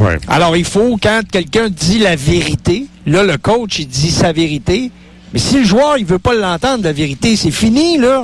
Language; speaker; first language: French; native; French